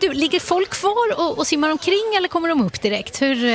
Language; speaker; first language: Swedish; native; Swedish